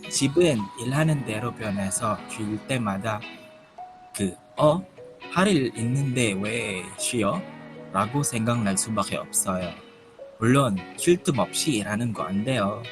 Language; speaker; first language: Korean; non-native, learner; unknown